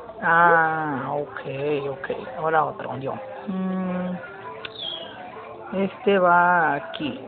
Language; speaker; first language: Spanish; early bilingual, heritage; Spanish